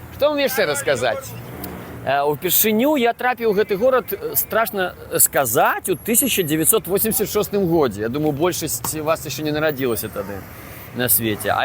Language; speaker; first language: Belarusian; native; Belarusian